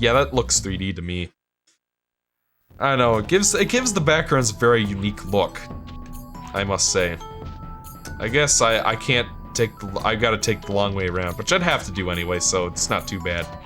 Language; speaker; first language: English; native; English